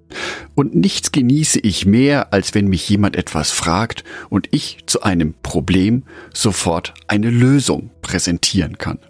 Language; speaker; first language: German; native; German